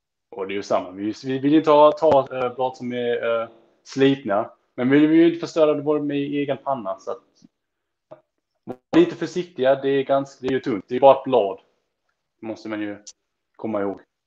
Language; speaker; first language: Swedish; early bilingual, heritage; Swedish